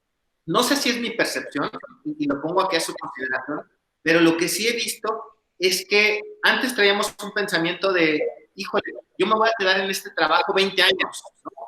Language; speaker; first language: Spanish; native; Spanish